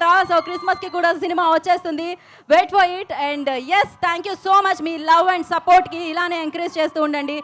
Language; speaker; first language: Telugu; native; Telugu